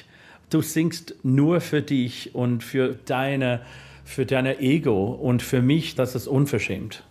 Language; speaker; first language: German; non-native, learner; English